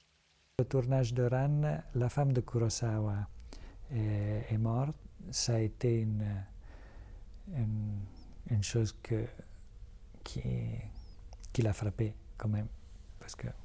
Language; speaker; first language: French; non-native, fluent; Italian